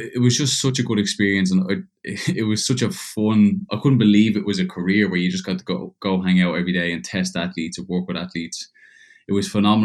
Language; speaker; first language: English; native; English